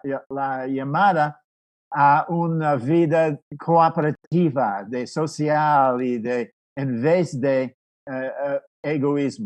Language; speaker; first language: Spanish; non-native, fluent; English